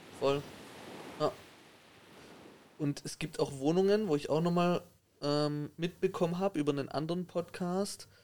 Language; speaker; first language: German; native; German